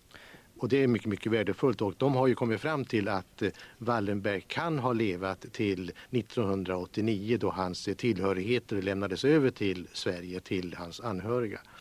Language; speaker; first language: Swedish; native; Swedish